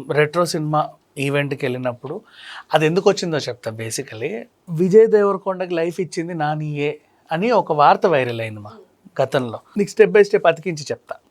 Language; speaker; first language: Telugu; native; Telugu